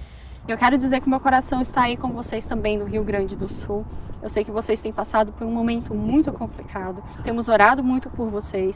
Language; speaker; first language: Portuguese; native; Portuguese